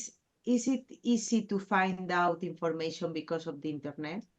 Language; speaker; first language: English; non-native, fluent; Spanish